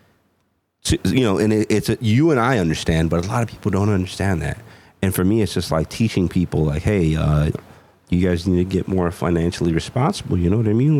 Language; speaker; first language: English; native; English